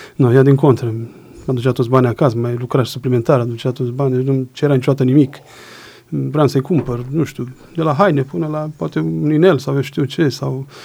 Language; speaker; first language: Romanian; native; Romanian